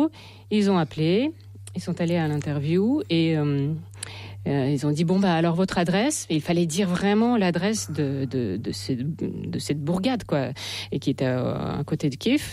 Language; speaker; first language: French; non-native, fluent; Russian